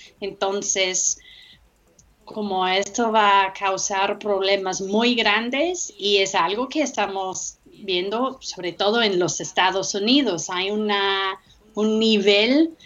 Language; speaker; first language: Spanish; non-native, fluent; English